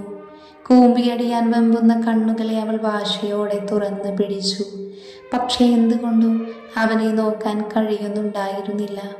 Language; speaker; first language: Malayalam; native; Malayalam